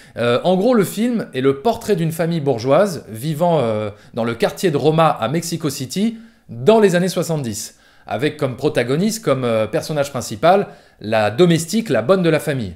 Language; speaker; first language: French; native; French